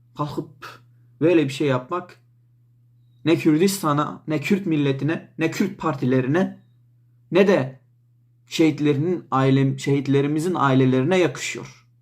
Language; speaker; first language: Turkish; non-native, local second language; Kurdish